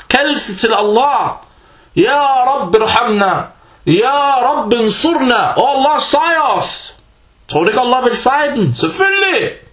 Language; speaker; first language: Danish; early bilingual, other home language; Arabic